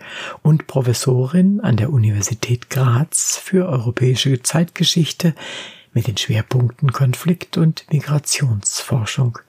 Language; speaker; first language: German; native; German